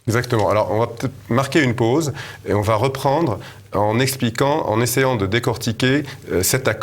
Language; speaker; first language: French; native; French